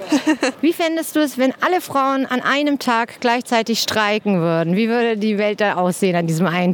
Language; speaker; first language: German; native; German